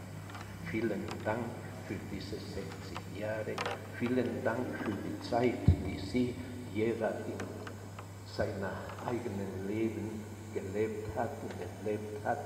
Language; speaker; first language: German; non-native, fluent; Spanish